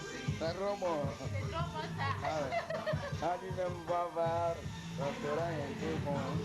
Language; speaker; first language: French; non-native, local second language; Swahili